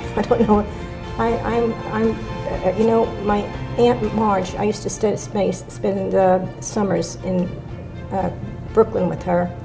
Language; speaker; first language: English; native; English